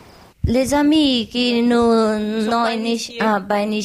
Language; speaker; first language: French; non-native, learner; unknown